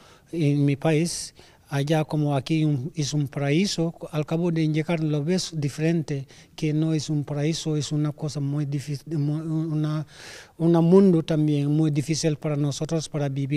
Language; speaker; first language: Spanish; non-native, learner; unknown